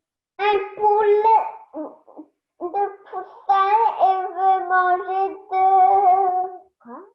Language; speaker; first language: French; non-native, learner; Chinese